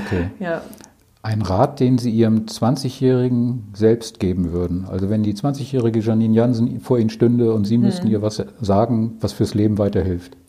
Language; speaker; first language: German; native; German